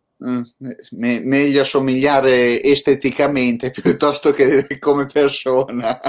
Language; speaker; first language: Italian; native; Italian